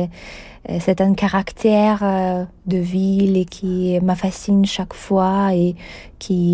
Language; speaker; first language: French; non-native, fluent; Russian